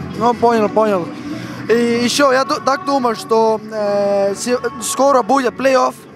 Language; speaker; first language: Russian; non-native, learner; Estonian